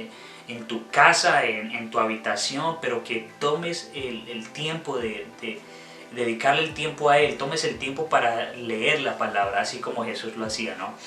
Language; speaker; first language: Spanish; native; Spanish